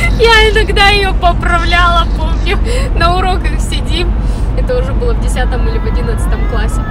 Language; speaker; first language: Russian; native; Russian